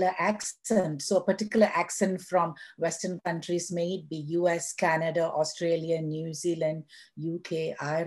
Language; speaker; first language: English; non-native, local second language; Tamil